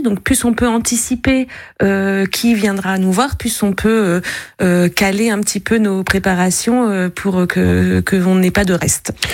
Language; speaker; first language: French; native; French